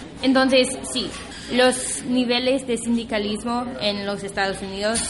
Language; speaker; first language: Spanish; non-native, fluent; English